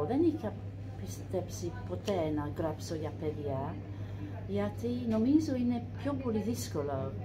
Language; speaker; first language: Greek; non-native, learner; English